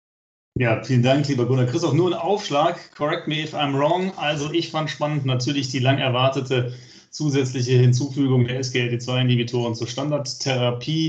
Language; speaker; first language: German; native; German